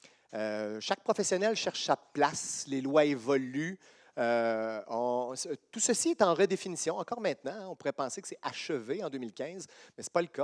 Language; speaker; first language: French; native; French